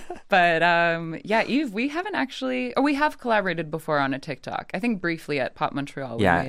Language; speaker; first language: English; non-native, local second language; French